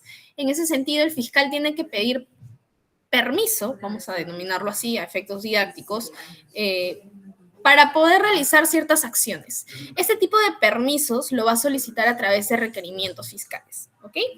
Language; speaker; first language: Spanish; native; Spanish